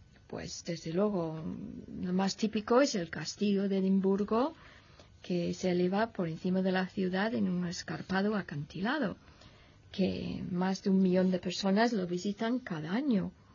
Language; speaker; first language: Spanish; native; Spanish